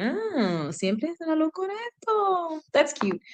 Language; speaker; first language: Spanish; non-native, learner; English